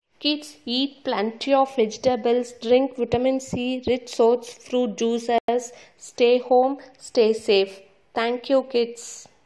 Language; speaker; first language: English; non-native, local second language; Tamil